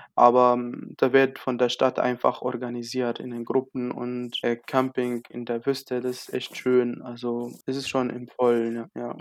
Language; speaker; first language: German; non-native, learner; Arabic